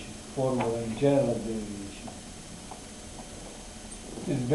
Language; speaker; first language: English; non-native, fluent; Turkish